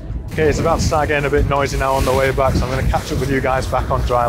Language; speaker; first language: English; native; English